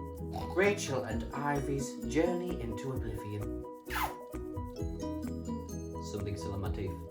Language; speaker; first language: English; native; English